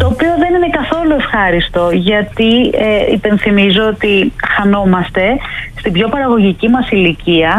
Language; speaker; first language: Greek; native; Greek